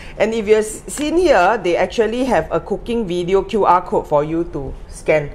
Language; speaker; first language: English; non-native, local second language; Chinese